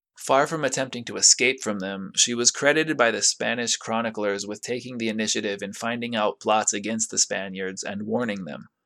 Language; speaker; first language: English; native; English